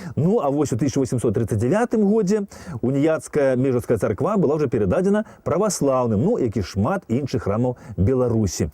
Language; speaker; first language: Belarusian; native; Belarusian